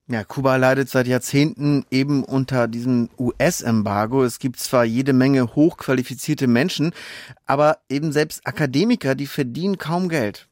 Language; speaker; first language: German; native; German